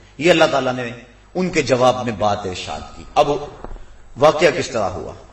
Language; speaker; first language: Urdu; non-native, local second language; Punjabi